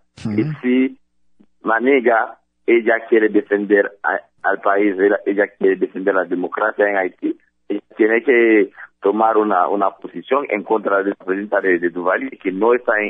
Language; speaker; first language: Spanish; non-native, fluent; Haitian Creole